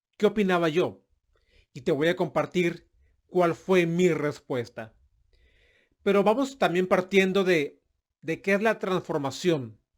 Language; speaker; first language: Spanish; native; Spanish